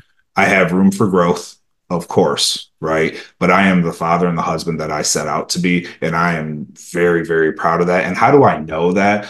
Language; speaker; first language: English; early bilingual, other home language; Romanian